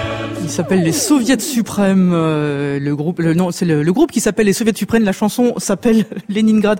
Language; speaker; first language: French; native; French